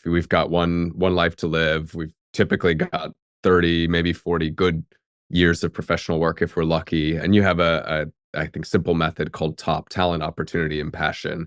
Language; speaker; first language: English; native; English